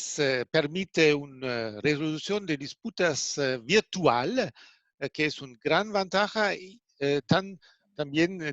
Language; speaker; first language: Spanish; non-native, fluent; German